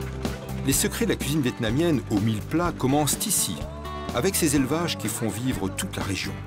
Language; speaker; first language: French; native; French